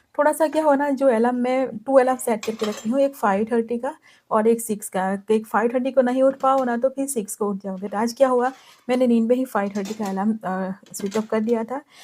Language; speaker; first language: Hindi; non-native, local second language; Gujarati